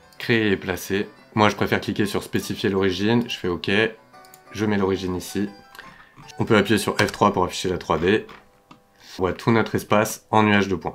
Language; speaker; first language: French; native; French